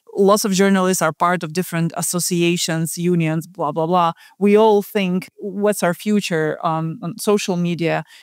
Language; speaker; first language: English; non-native, fluent; Ukrainian